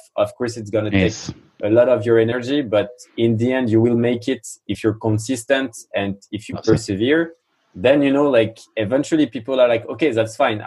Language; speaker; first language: English; non-native, fluent; French